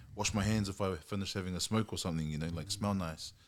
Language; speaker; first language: English; native; English